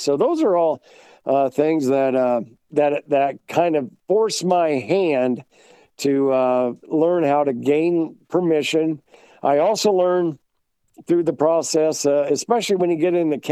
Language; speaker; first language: English; native; English